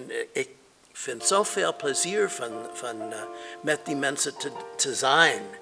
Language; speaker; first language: Dutch; non-native, fluent; English